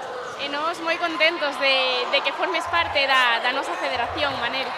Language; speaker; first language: Galician; native; Galician